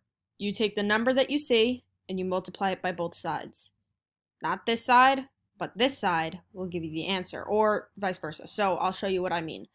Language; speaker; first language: English; native; English